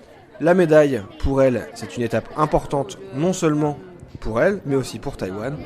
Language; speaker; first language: French; native; French